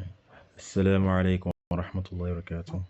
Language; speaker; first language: Arabic; non-native, fluent; English